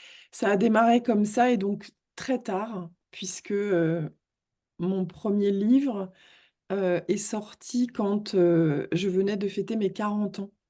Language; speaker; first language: French; native; French